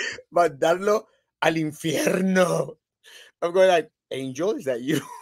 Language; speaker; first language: English; early bilingual, other home language; Spanish